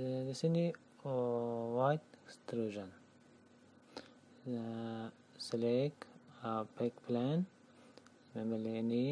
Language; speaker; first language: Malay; non-native, learner; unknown